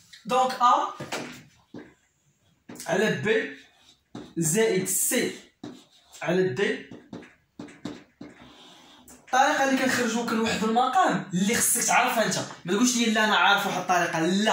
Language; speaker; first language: Arabic; native; Arabic